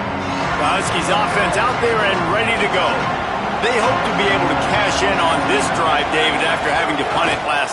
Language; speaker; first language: English; native; English